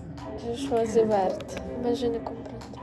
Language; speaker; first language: French; non-native, learner; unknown